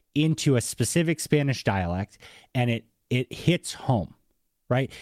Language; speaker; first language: English; native; English